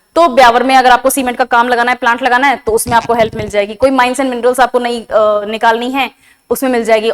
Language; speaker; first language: Hindi; native; Hindi